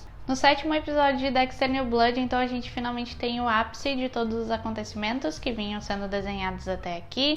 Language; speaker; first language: Portuguese; native; Portuguese